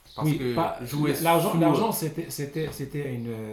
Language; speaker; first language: French; non-native, local second language; Arabic